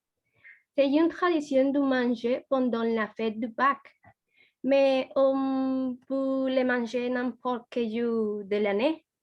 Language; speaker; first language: French; non-native, learner; Spanish